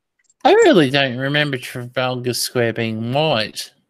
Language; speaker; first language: English; native; English